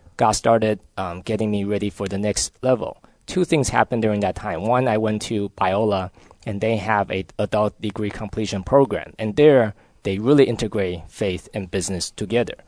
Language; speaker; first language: English; early bilingual, other home language; Chinese